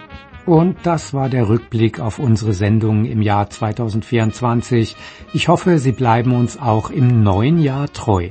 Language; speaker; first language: German; native; German